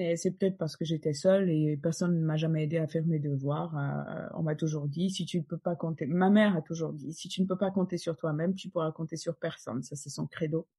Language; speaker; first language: French; non-native, fluent; Polish